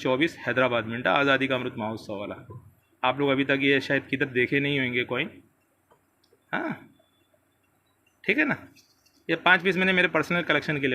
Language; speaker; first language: Hindi; native; Hindi